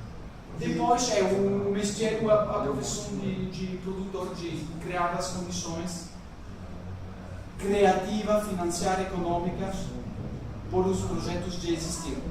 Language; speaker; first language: Portuguese; non-native, learner; French